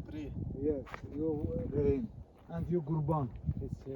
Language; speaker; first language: English; non-native, learner; Azerbaijani